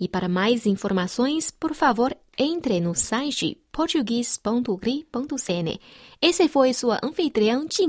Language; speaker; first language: Portuguese; non-native, fluent; Chinese